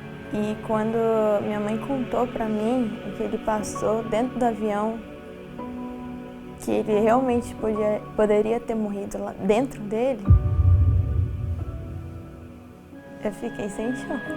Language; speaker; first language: Portuguese; early bilingual, heritage; Portuguese